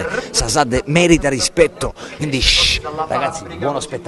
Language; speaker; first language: Italian; native; Italian